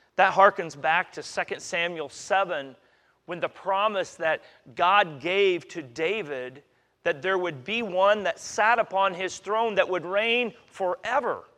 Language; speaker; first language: English; native; English